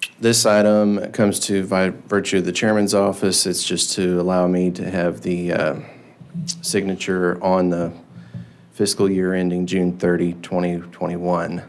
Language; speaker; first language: English; native; English